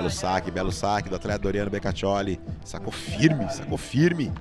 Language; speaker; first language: Portuguese; native; Portuguese